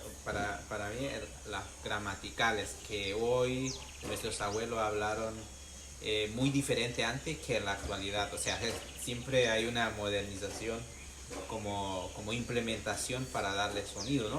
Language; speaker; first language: Spanish; non-native, local second language; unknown